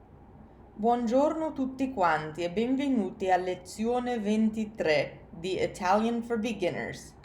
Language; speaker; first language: Italian; non-native, fluent; English